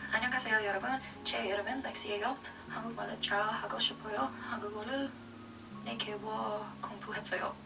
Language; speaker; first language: Korean; non-native, learner; English